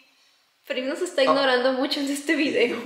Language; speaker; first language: Spanish; native; Spanish